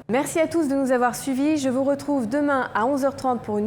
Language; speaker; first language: French; native; French